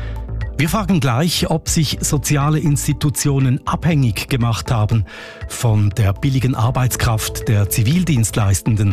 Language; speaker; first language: German; native; German